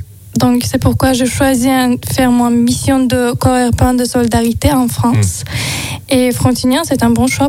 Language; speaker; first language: French; non-native, learner; Azerbaijani